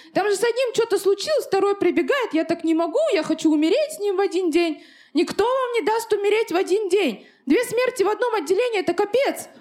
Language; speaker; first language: Russian; native; Russian